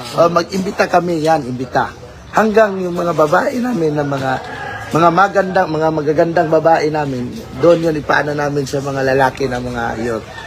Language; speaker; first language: Filipino; non-native, local second language; Cebuano